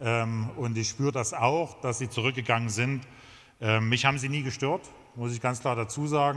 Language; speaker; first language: German; native; German